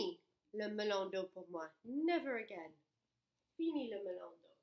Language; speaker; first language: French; non-native, fluent; English